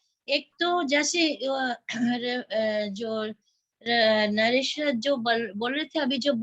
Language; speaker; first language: Hindi; non-native, local second language; Bangla